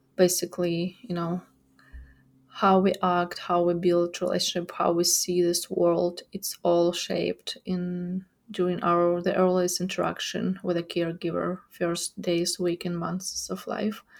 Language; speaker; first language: English; non-native, fluent; Ukrainian